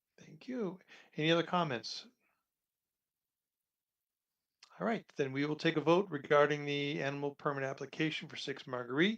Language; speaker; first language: English; native; English